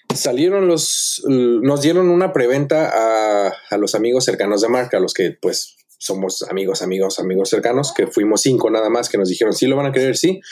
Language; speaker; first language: Spanish; native; Spanish